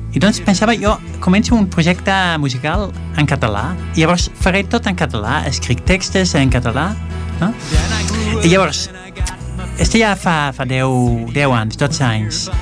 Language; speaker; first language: Catalan; non-native, fluent; Dutch